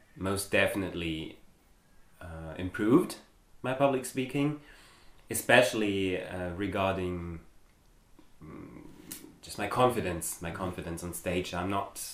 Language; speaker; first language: English; non-native, fluent; German